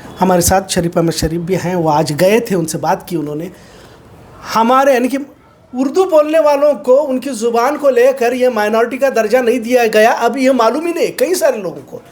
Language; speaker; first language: Hindi; non-native, local second language; Urdu